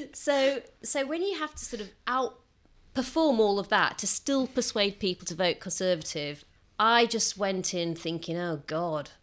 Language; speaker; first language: English; native; English